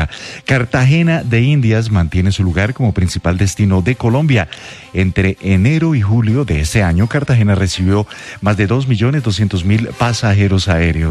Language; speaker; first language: Spanish; native; Spanish